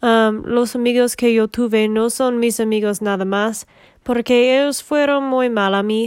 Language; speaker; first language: Spanish; non-native, learner; English